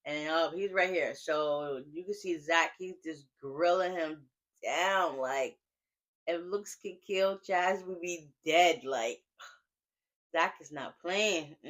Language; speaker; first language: English; native; English